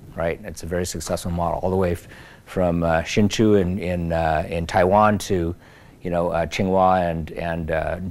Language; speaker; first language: English; native; English